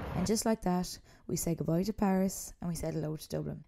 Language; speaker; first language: English; native; English